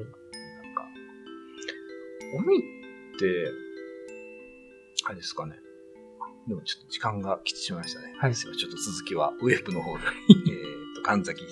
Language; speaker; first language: Japanese; native; Japanese